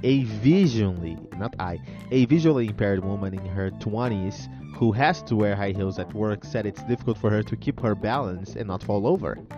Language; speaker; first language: English; non-native, fluent; Portuguese